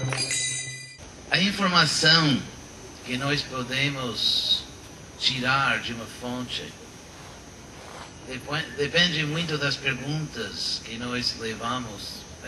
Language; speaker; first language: Portuguese; non-native, fluent; English